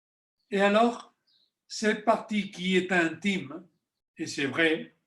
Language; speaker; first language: French; non-native, fluent; Spanish